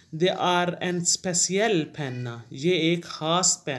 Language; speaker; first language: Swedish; non-native, fluent; Urdu